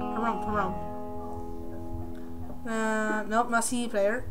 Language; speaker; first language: English; native; English